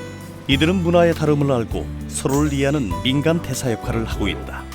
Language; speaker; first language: Korean; native; Korean